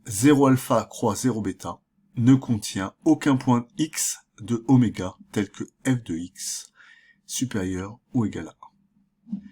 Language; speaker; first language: French; native; French